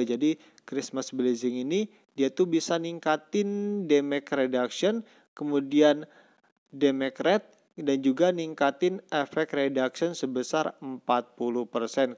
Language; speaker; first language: Indonesian; native; Indonesian